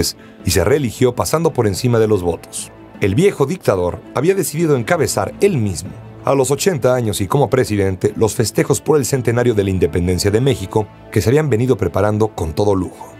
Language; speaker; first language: Spanish; native; Spanish